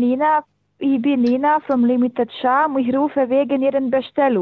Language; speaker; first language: German; non-native, learner; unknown